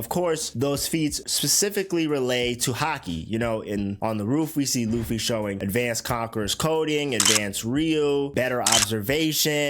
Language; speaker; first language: English; native; English